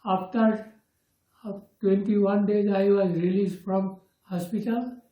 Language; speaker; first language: English; non-native, local second language; Assamese